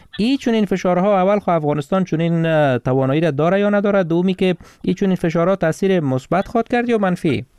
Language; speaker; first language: Persian; native; Persian